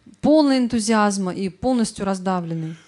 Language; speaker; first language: Russian; native; Russian